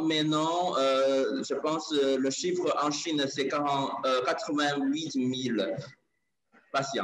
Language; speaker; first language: French; non-native, learner; Chinese